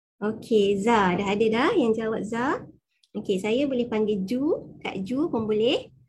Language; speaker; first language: Malay; native; Malay